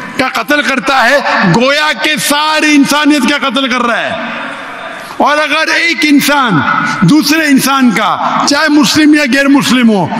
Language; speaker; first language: Hindi; non-native, local second language; Konkani